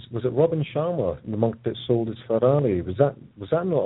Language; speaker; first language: English; native; English